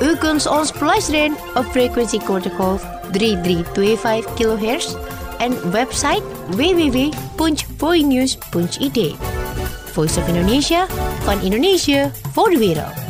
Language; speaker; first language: Dutch; non-native, fluent; Indonesian